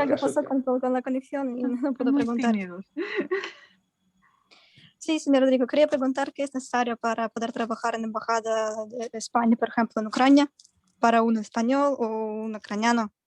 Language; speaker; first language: Spanish; non-native, learner; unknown